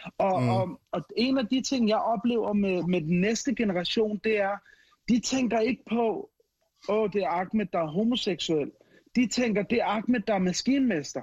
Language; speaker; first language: Danish; early bilingual, other home language; Arabic